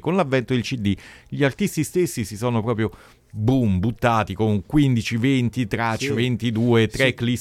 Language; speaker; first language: Italian; native; Italian